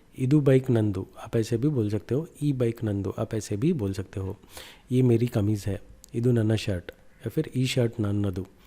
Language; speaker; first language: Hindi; non-native, local second language; Kannada